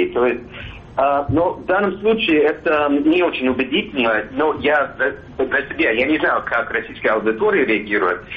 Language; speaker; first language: Russian; non-native, fluent; English